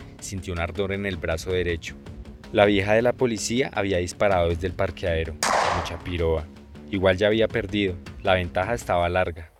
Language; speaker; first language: Spanish; native; Spanish